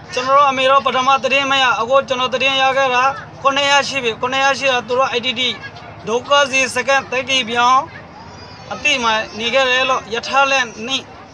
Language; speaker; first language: Burmese; non-native, local second language; Rohingya